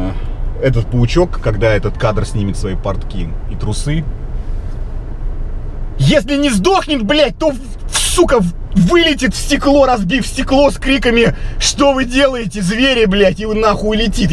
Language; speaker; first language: Russian; native; Russian